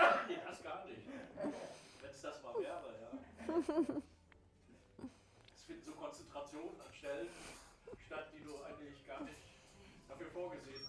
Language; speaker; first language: German; native; German